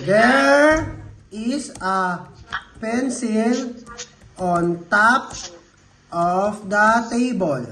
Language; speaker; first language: English; non-native, local second language; Filipino